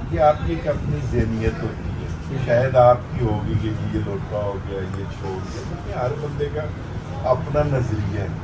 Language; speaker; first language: Urdu; non-native, local second language; Punjabi